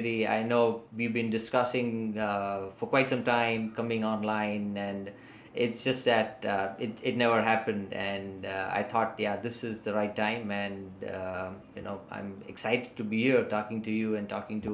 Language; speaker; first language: English; native; English